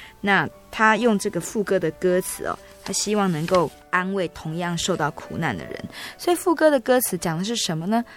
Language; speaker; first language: Chinese; native; Chinese